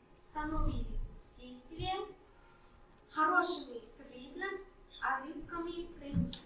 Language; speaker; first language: Russian; non-native, local second language; Kazakh